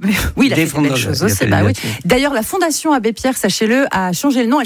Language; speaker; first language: French; native; French